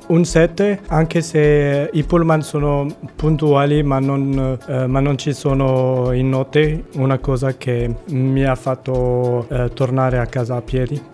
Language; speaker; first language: Italian; non-native, fluent; Arabic